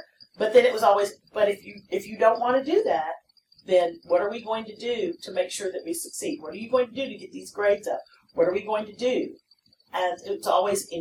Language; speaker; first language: English; native; English